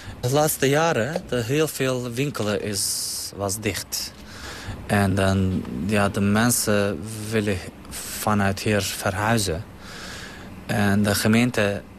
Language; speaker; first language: Dutch; non-native, learner; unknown